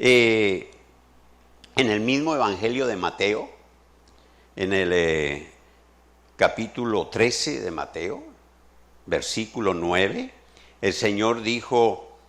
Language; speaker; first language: Spanish; native; Spanish